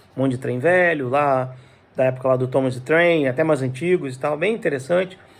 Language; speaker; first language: Portuguese; native; Portuguese